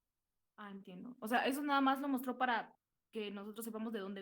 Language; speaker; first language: Spanish; native; Spanish